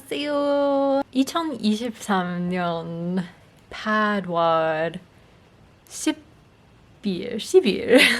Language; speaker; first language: Korean; non-native, learner; English